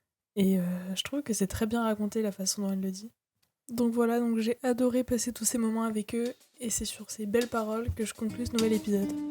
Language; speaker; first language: French; native; French